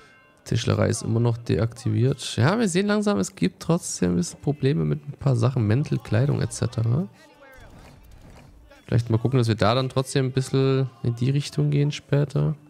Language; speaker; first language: German; native; German